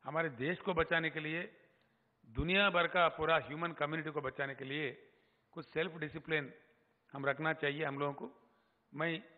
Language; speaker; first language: Hindi; non-native, local second language; Telugu